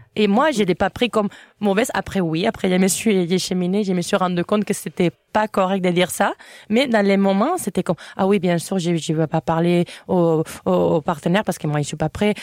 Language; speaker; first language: French; non-native, fluent; Catalan